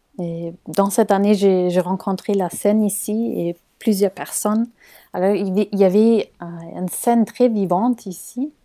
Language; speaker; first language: French; non-native, fluent; German